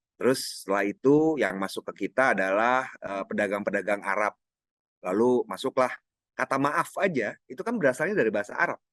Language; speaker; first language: Indonesian; non-native, local second language; Minangkabau